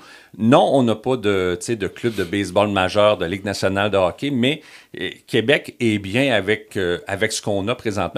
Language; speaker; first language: French; native; French